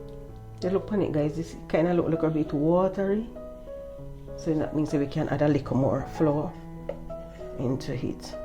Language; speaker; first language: English; non-native, local second language; Jamaican Creole English